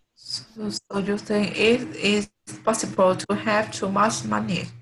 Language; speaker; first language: English; non-native, learner; Vietnamese